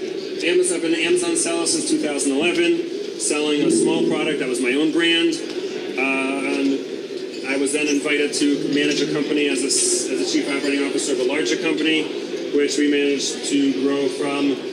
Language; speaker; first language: English; native; English